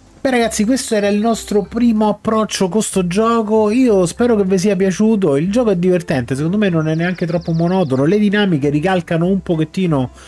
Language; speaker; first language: Italian; native; Italian